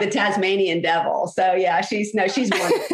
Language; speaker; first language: English; native; English